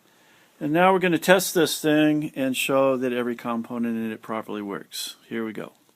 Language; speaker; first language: English; native; English